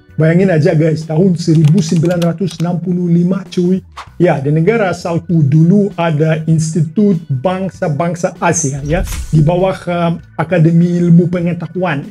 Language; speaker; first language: Indonesian; non-native, fluent; Russian